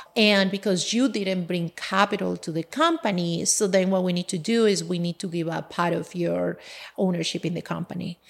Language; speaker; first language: English; non-native, fluent; Spanish